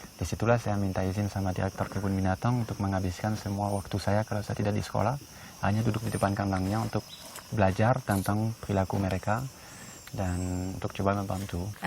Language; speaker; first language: Indonesian; non-native, fluent; French